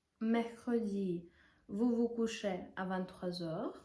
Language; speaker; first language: French; non-native, fluent; Ukrainian